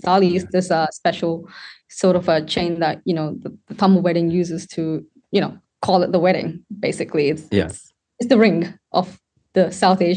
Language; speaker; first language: English; non-native, local second language; Tamil